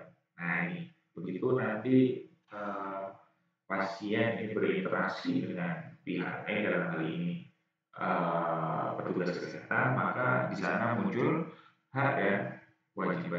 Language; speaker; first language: Indonesian; native; Indonesian